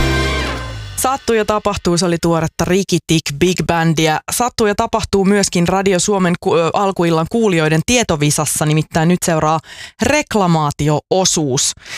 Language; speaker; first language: Finnish; native; Finnish